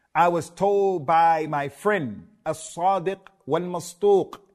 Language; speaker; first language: English; native; English